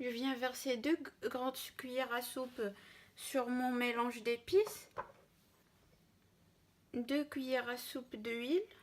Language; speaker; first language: French; non-native, local second language; Arabic